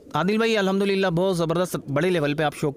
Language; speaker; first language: Hindi; native; Hindi